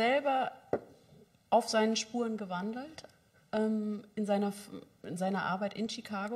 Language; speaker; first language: German; native; German